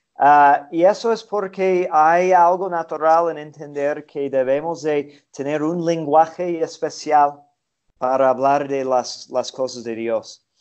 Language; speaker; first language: Spanish; non-native, fluent; English